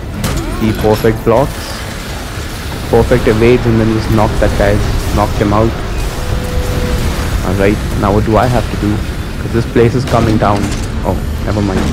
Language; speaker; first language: English; native; English